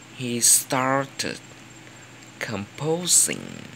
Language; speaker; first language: English; non-native, learner; Vietnamese